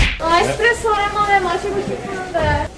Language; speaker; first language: Korean; non-native, learner; Italian